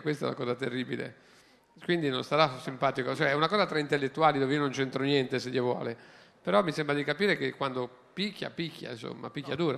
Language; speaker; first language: Italian; native; Italian